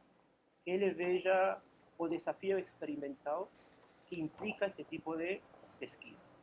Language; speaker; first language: Portuguese; non-native, fluent; Spanish